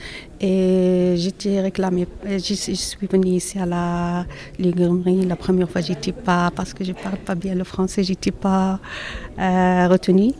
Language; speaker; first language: French; non-native, learner; Arabic